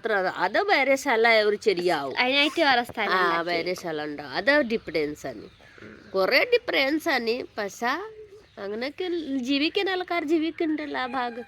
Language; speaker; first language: Malayalam; non-native, learner; Hindi